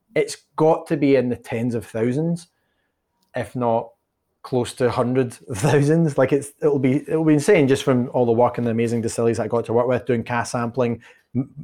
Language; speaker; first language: English; native; English